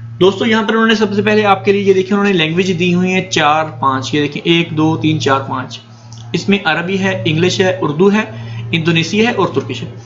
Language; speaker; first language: Hindi; non-native, local second language; Punjabi